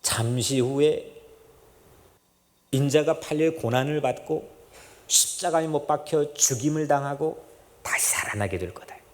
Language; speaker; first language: Korean; native; Korean